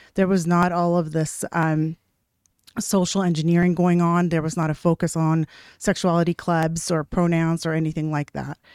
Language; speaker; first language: English; early bilingual, other home language; Norwegian